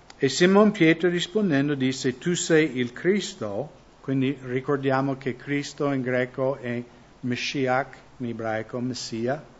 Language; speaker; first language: Italian; non-native, fluent; English